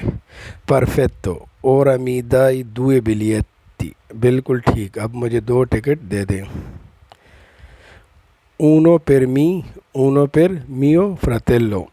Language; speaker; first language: Italian; non-native, learner; Urdu